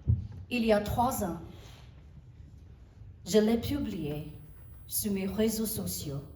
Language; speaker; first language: French; non-native, learner; Burmese